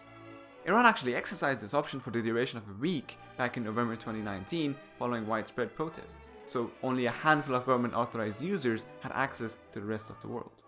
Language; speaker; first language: English; non-native, fluent; Persian